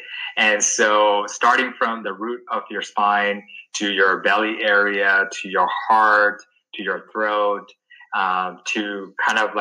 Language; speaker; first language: English; non-native, local second language; Sinhala